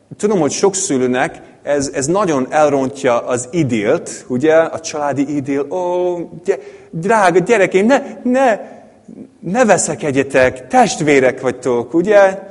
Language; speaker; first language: Hungarian; non-native, fluent; English